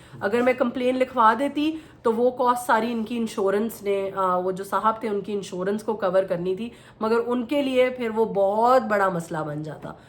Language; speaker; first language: Urdu; native; Urdu